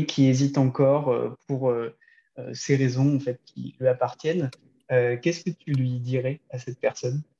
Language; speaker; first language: French; native; French